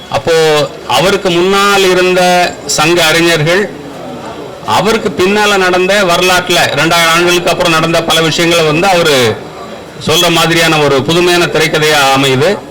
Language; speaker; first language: Tamil; native; Tamil